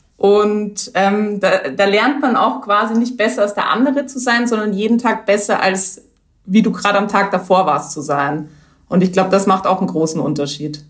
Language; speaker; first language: German; native; German